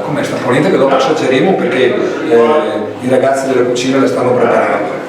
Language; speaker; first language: Italian; native; Italian